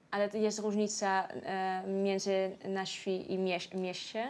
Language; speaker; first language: Polish; non-native, learner; Dutch